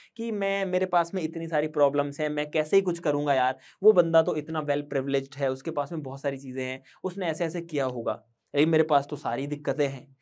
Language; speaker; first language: Hindi; native; Hindi